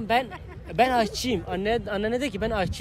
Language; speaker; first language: Turkish; native; Turkish